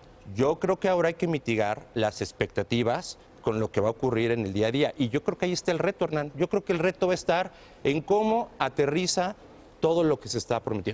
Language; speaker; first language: Spanish; native; Spanish